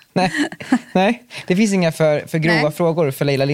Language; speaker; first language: Swedish; native; Swedish